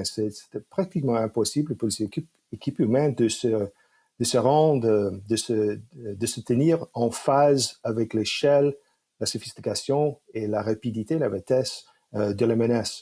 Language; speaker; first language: French; non-native, fluent; English